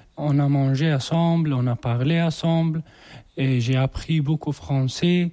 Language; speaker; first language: French; non-native, learner; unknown